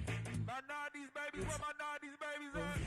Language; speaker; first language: English; native; English